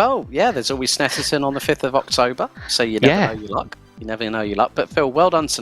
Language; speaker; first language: English; native; English